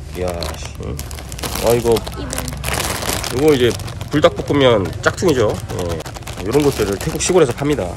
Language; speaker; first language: Korean; native; Korean